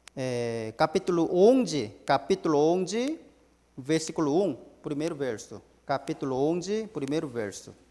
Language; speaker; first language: Portuguese; non-native, learner; Korean